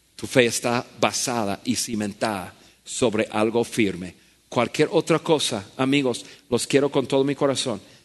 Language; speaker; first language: Spanish; non-native, fluent; English